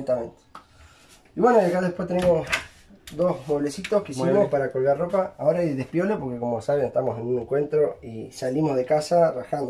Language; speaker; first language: Spanish; native; Spanish